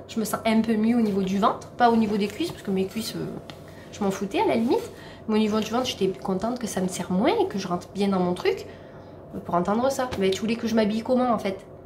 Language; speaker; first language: French; native; French